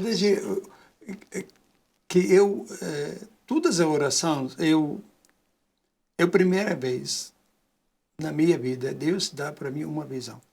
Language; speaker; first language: Portuguese; non-native, learner; Arabic